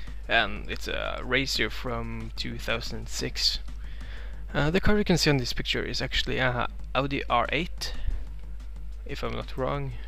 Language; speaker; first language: English; non-native, fluent; Norwegian